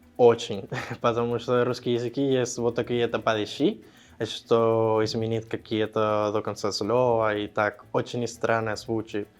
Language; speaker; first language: Russian; non-native, learner; Spanish